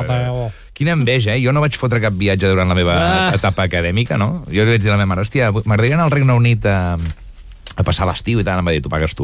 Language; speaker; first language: Catalan; native; Catalan